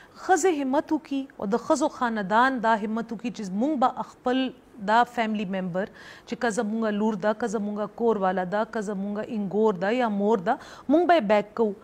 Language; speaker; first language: Pashto; non-native, local second language; Northern Hindko